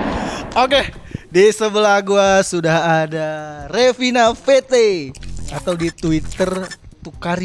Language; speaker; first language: Indonesian; native; Indonesian